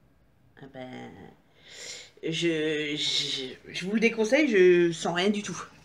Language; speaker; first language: French; native; French